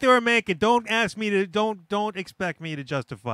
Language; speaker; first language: English; native; English